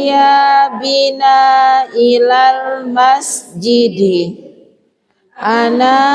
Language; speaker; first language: Arabic; non-native, fluent; Indonesian